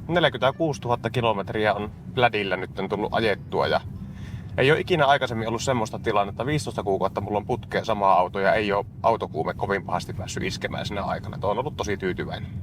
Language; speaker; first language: Finnish; native; Finnish